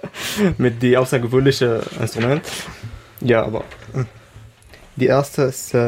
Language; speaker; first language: German; non-native, learner; Arabic